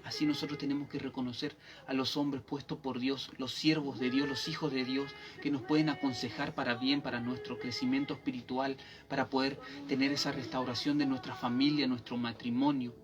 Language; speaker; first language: Spanish; native; Spanish